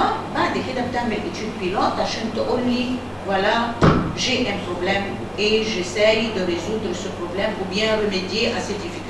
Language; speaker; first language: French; non-native, fluent; Arabic